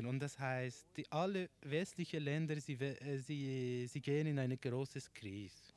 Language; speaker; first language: German; non-native, learner; Persian